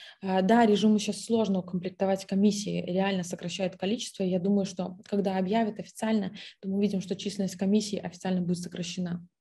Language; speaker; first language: Russian; native; Russian